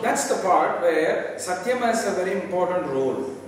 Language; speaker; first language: English; non-native, local second language; Tamil